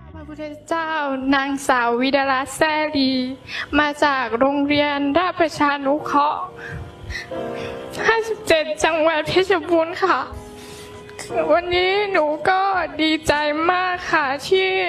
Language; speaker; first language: Thai; non-native, local second language; Hmong